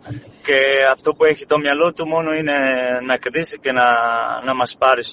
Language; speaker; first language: Greek; non-native, fluent; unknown